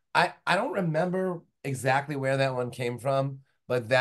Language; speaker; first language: English; native; English